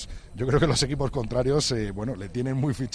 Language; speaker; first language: Spanish; native; Spanish